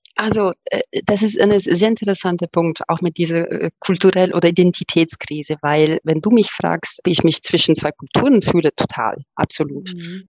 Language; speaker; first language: German; non-native, fluent; Italian